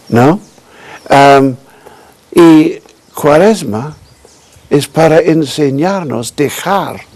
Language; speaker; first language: Spanish; non-native, fluent; English